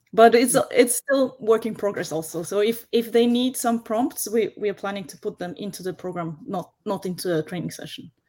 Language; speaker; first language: English; non-native, fluent; German